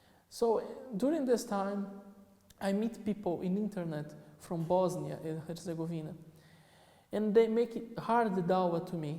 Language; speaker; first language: English; non-native, fluent; Portuguese